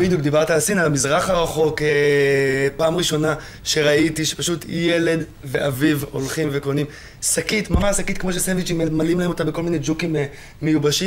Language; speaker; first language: Hebrew; native; Hebrew